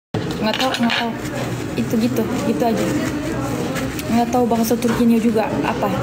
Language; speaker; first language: Indonesian; non-native, fluent; Turkish